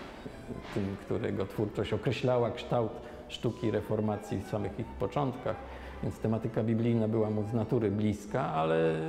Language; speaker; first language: Polish; native; Polish